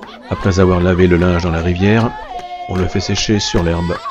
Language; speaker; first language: French; native; French